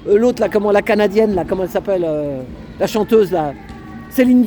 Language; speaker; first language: French; native; French